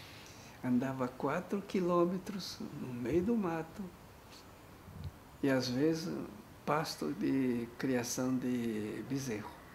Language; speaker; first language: Portuguese; non-native, fluent; Japanese